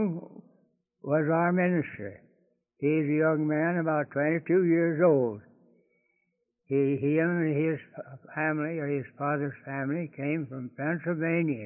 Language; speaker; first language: English; native; English